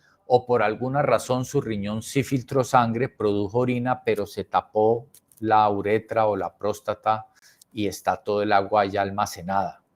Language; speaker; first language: Spanish; native; Spanish